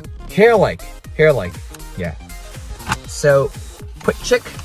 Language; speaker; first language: Dutch; non-native, learner; Japanese